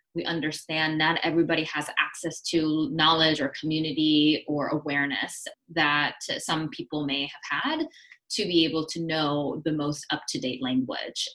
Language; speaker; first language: English; early bilingual, other home language; Korean